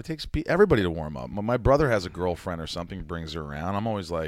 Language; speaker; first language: English; native; English